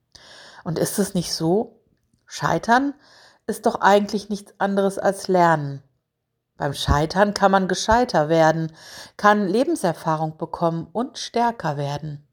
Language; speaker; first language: German; native; German